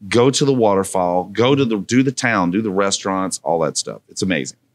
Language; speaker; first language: English; native; English